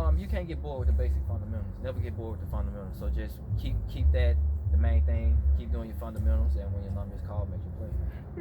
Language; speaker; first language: English; native; English